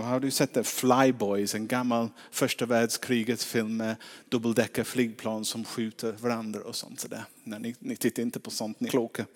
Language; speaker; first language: Swedish; non-native, fluent; English